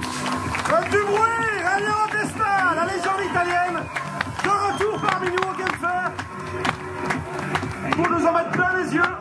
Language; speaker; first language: French; native; French